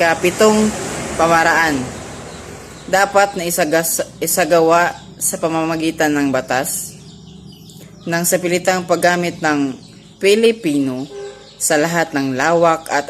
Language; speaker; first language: Filipino; non-native, local second language; Cebuano